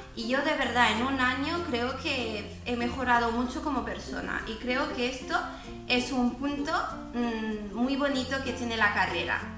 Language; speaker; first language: Spanish; non-native, fluent; French